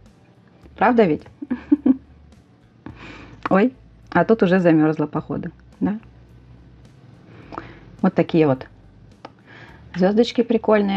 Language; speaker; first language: Russian; native; Russian